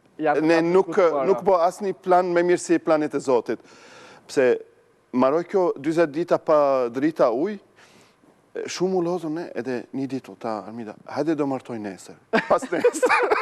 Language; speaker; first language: Albanian; non-native, learner; Arabic